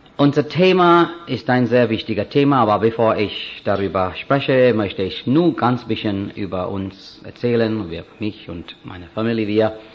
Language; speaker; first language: German; non-native, fluent; Hindi